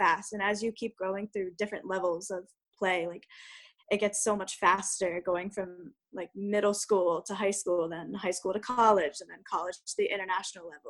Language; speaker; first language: English; native; English